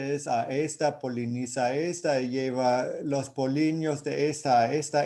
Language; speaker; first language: Spanish; non-native, fluent; German